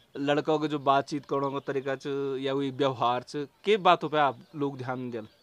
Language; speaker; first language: Hindi; non-native, local second language; Garhwali